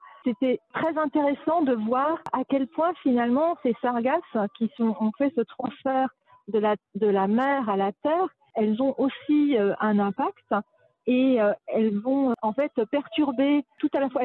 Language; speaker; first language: French; native; French